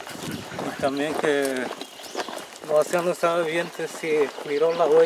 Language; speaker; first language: Spanish; non-native, local second language; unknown